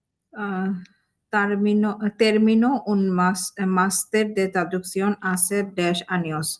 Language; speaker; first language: Spanish; non-native, learner; Bangla